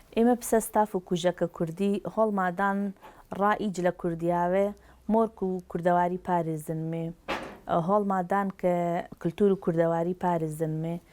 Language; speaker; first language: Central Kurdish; non-native, local second language; Gurani